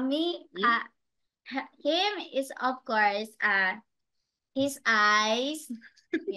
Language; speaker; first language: English; non-native, learner; Cebuano